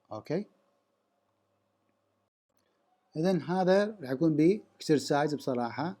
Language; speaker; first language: Arabic; native; Arabic